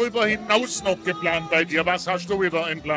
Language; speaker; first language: German; native; German